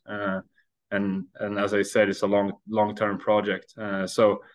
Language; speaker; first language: English; non-native, fluent; Swedish